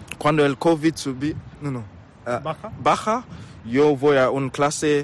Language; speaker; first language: Spanish; non-native, learner; English